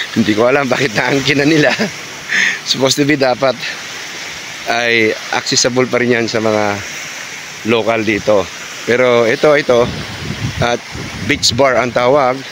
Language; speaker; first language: Filipino; non-native, local second language; Cebuano